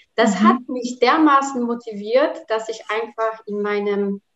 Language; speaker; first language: German; non-native, fluent; Polish